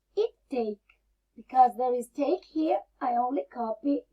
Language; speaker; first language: English; non-native, fluent; Italian